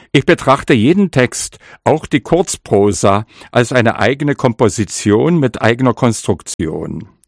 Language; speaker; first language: German; non-native, local second language; Upper Sorbian